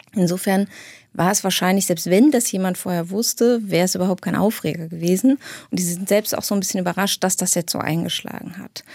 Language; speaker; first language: German; native; German